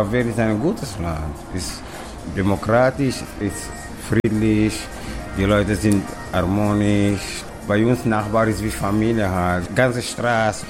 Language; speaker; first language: German; non-native, learner; Kabuverdianu